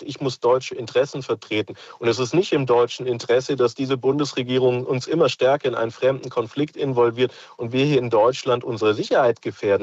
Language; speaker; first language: German; native; German